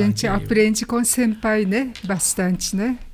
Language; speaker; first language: Portuguese; non-native, learner; Japanese